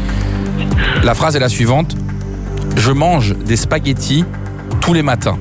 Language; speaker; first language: French; native; French